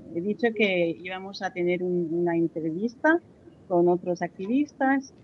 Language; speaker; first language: Spanish; non-native, fluent; French